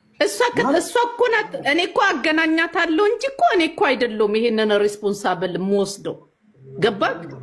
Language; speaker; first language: Amharic; native; Amharic